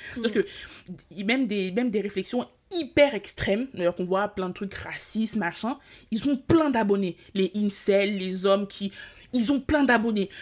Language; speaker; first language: French; early bilingual, other home language; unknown